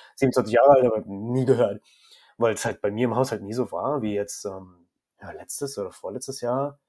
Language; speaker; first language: German; native; German